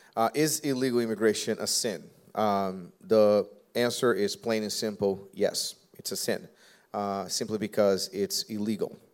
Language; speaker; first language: English; non-native, fluent; Portuguese